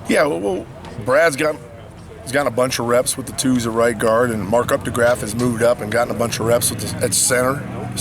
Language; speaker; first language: English; native; English